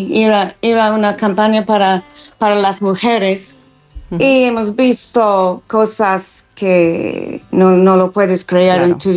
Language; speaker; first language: Spanish; non-native, fluent; English